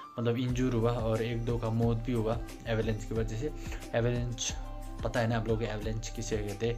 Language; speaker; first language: Hindi; non-native, local second language; Nepali